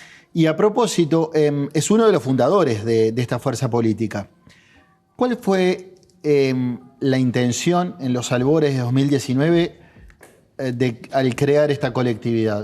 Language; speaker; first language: Spanish; native; Spanish